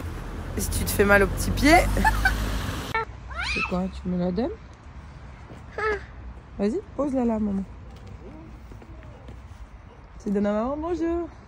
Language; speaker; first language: French; native; French